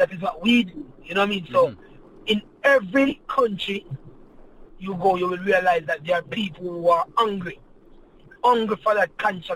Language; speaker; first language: English; non-native, local second language; Jamaican Creole English